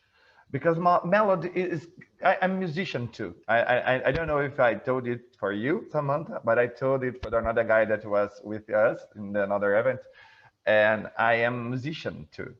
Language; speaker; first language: English; non-native, fluent; Portuguese